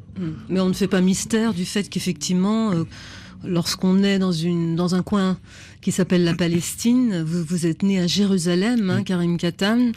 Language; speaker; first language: French; native; French